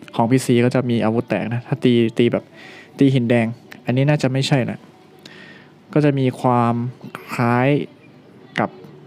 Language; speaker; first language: Thai; native; Thai